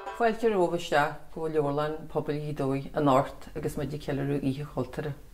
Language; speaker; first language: Irish; native; Irish